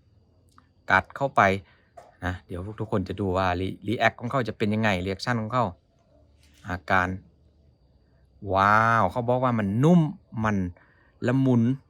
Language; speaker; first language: Thai; non-native, local second language; Northeastern Thai